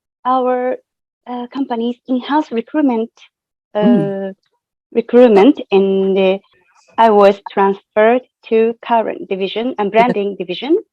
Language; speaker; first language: English; non-native, fluent; Japanese